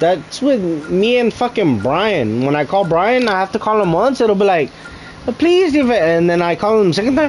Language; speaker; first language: English; early bilingual, other home language; Spanish